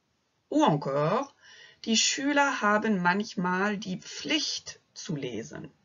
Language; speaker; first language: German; non-native, fluent; French